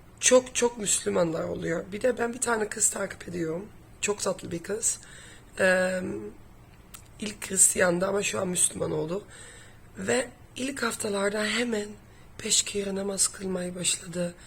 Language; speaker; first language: Turkish; non-native, fluent; Dutch